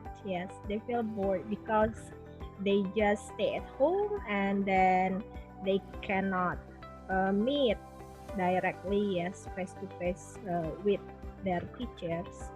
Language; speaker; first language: English; non-native, local second language; Indonesian